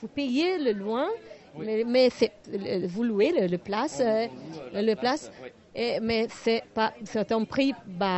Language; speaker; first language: French; non-native, learner; Portuguese